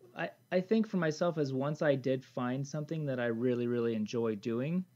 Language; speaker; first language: English; native; English